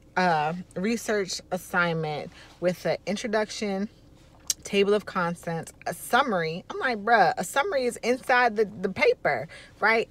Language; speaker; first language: English; native; English